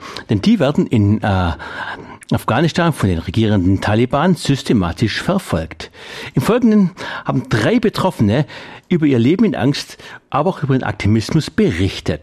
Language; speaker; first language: German; native; German